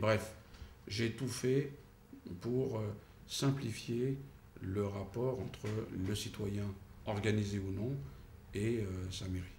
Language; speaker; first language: French; early bilingual, other home language; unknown